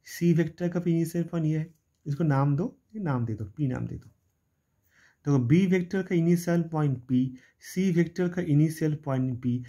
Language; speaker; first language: Hindi; non-native, local second language; Bangla